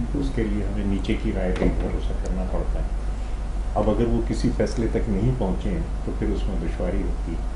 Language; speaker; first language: Urdu; native; Urdu